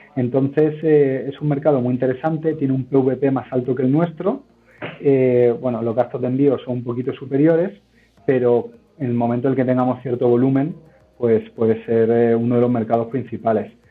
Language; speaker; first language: Spanish; native; Spanish